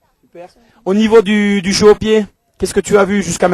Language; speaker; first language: French; native; French